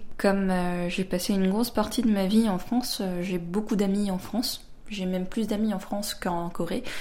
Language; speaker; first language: French; early bilingual, other home language; Korean